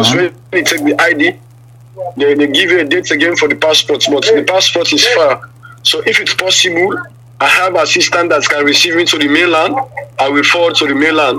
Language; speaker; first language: English; non-native, local second language; Krio